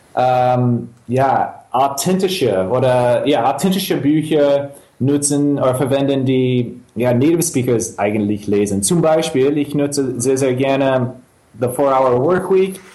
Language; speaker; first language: German; non-native, fluent; English